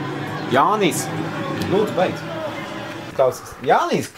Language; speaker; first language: Latvian; non-native, learner; Polish